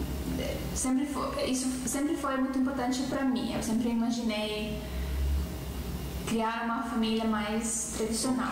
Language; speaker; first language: Portuguese; non-native, fluent; Estonian